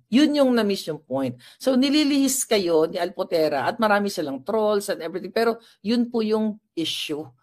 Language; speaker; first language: Filipino; non-native, local second language; Hiligaynon